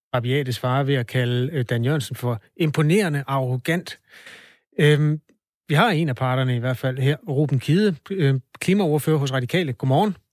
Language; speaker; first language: Danish; native; Danish